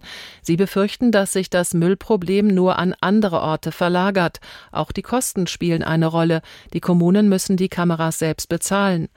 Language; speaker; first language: German; native; German